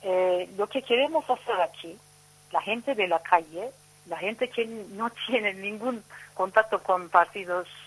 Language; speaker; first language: Spanish; non-native, fluent; Turkish